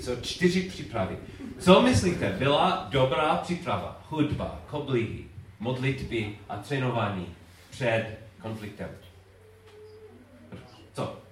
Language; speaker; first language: Czech; non-native, learner; English